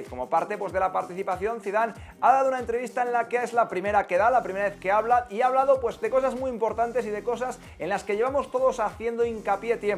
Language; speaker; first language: Spanish; native; Spanish